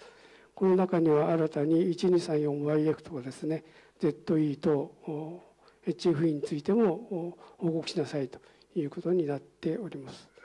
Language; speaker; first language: Japanese; native; Japanese